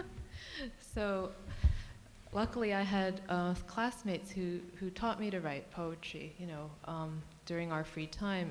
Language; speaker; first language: English; early bilingual, other home language; Cantonese